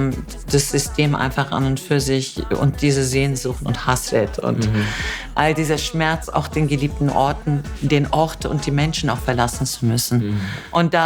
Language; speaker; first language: German; native; German